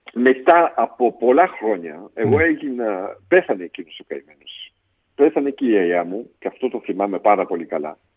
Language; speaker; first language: Greek; early bilingual, heritage; Greek